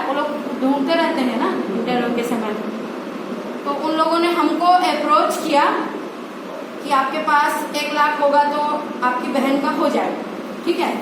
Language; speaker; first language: Hindi; non-native, local second language; Chhattisgarhi